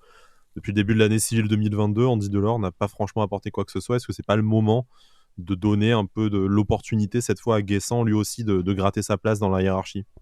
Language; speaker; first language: French; native; French